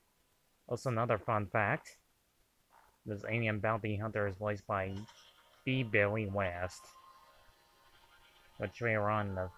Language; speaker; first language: English; native; English